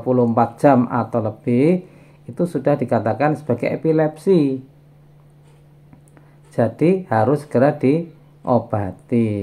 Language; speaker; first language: Indonesian; native; Indonesian